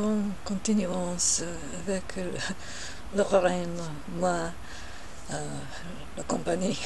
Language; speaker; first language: French; non-native, learner; English